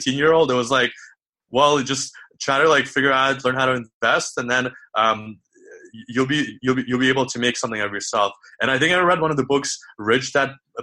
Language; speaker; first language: English; early bilingual, other home language; Ukrainian